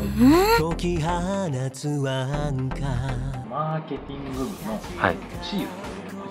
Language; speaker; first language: Japanese; native; Japanese